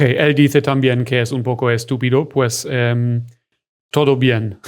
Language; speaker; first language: Spanish; non-native, fluent; German